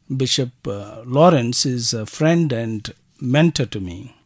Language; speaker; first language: English; non-native, local second language; Tamil